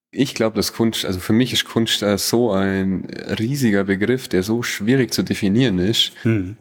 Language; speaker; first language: German; native; German